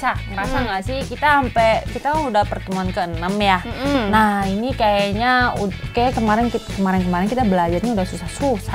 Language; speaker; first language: Indonesian; non-native, fluent; Korean